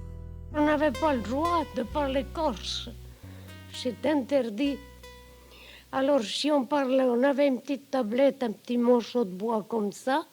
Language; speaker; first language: French; non-native, local second language; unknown